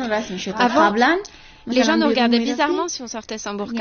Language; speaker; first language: French; non-native, fluent; Persian